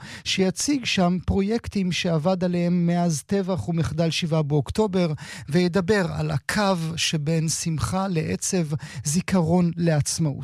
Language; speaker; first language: Hebrew; native; Hebrew